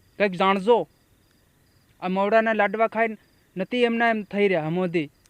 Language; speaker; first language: Gujarati; non-native, local second language; Bhili